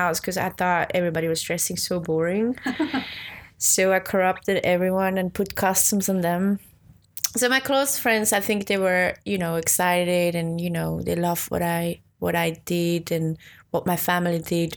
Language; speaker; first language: English; non-native, fluent; Swiss German